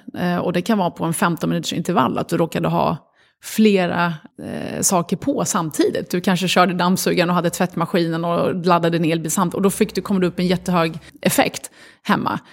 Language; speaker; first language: Swedish; early bilingual, other home language; Arabic